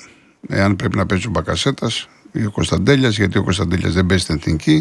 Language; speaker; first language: Greek; native; Greek